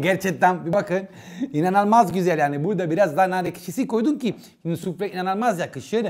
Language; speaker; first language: Turkish; non-native, fluent; Italian